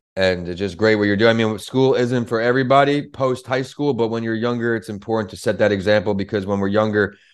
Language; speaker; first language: English; native; English